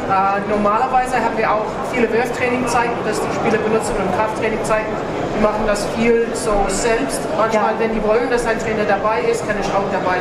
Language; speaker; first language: German; non-native, fluent; English